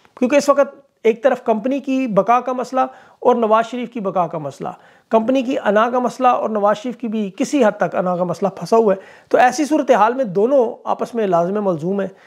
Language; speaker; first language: Urdu; native; Urdu